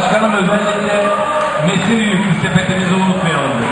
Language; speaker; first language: Turkish; native; Turkish